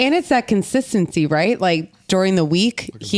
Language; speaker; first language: English; native; English